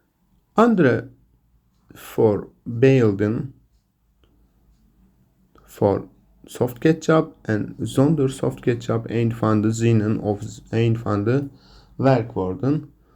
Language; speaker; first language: Dutch; non-native, learner; Turkish